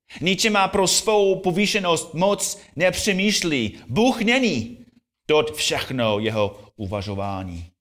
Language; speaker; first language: Czech; non-native, fluent; English